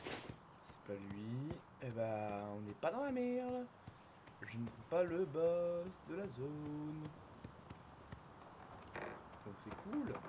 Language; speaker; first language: French; native; French